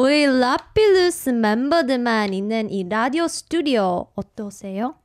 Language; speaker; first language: Korean; non-native, fluent; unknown